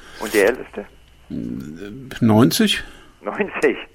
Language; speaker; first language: German; non-native, learner; English